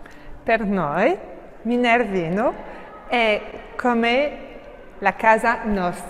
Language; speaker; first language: Italian; non-native, learner; French